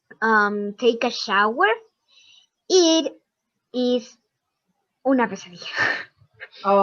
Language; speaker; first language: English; non-native, learner; Spanish